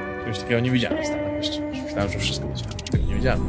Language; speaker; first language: Polish; native; Polish